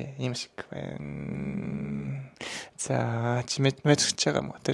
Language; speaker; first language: Mongolian; non-native, learner; Japanese